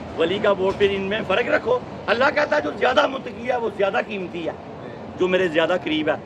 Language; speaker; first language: Urdu; non-native, local second language; Punjabi